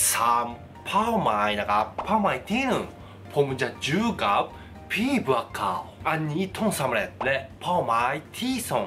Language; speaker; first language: Thai; non-native, learner; Japanese